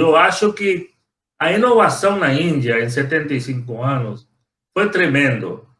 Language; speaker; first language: Portuguese; non-native, fluent; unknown